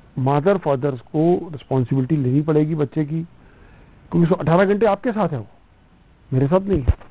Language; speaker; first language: Hindi; non-native, local second language; Punjabi